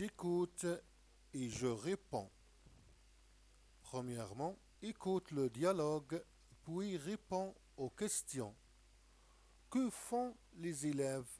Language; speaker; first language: French; non-native, local second language; Arabic